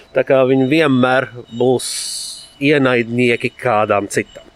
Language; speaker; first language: Latvian; non-native, fluent; Arabic